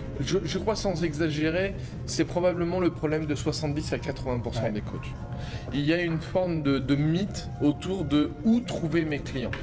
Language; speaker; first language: French; native; French